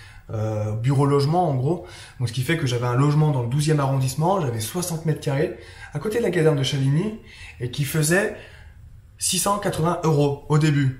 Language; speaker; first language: French; native; French